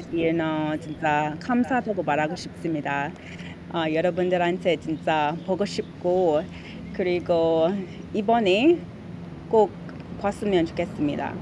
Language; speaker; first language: Korean; non-native, fluent; English